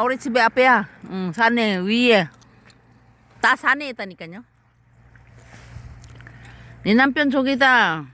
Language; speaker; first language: Korean; non-native, learner; Filipino